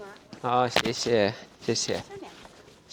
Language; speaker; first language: Chinese; non-native, learner; Turkish